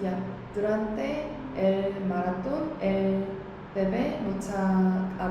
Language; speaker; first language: Spanish; non-native, learner; Korean